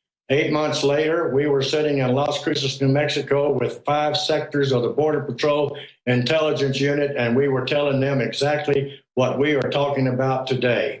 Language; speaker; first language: English; native; English